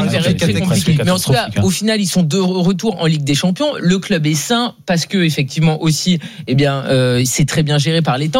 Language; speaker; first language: French; native; French